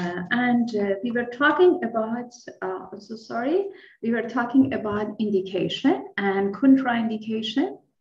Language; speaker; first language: English; non-native, fluent; Persian